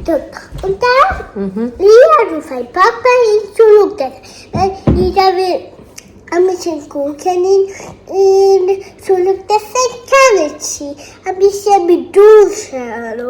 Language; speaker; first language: German; early bilingual, other home language; Telugu